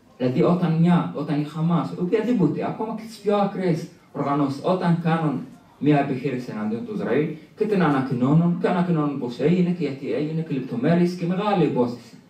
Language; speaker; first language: Greek; early bilingual, other home language; Arabic